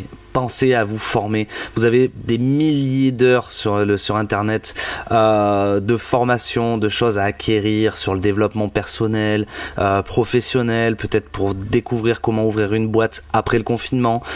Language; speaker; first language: French; native; French